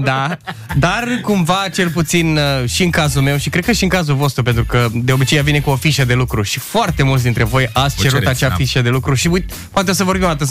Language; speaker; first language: Romanian; native; Romanian